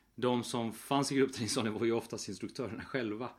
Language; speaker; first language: Swedish; early bilingual, other home language; Spanish